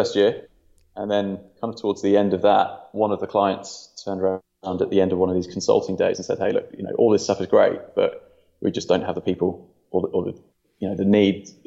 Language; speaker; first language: English; native; English